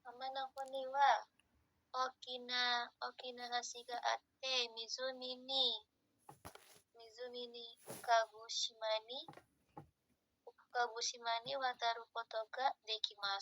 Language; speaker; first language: Japanese; non-native, learner; Indonesian